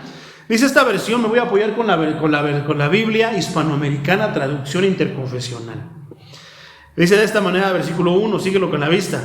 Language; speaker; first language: Spanish; native; Spanish